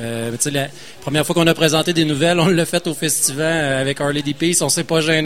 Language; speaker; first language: French; native; French